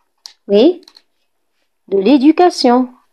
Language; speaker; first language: French; non-native, local second language; Arabic